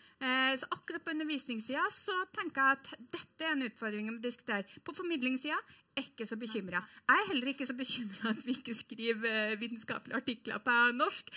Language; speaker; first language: Norwegian; native; Norwegian